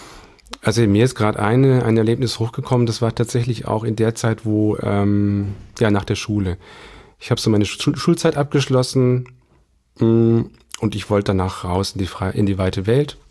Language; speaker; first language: German; native; German